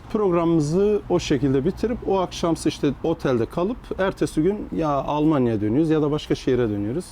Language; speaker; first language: Turkish; early bilingual, other home language; Zaza